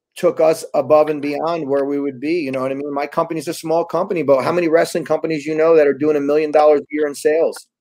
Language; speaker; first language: English; native; English